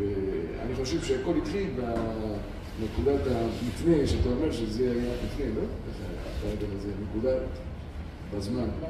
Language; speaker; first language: Hebrew; non-native, fluent; Spanish